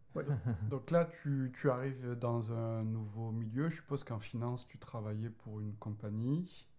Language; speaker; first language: French; native; French